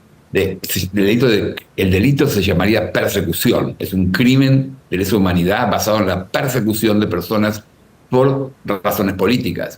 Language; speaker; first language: Spanish; native; Spanish